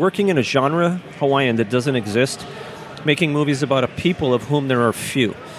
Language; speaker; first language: English; native; English